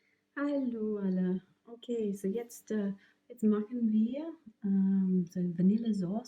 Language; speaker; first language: German; non-native, fluent; English